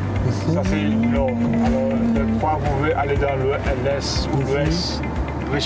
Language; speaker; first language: French; non-native, local second language; Morisyen